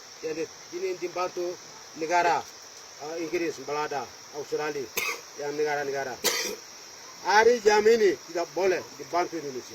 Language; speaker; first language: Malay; non-native, local second language; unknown